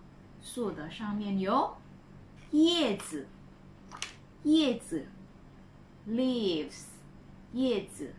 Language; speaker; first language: Chinese; non-native, fluent; Indonesian